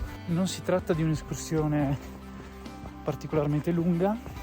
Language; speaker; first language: Italian; native; Italian